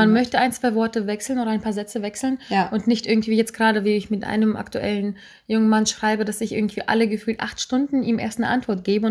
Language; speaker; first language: German; native; German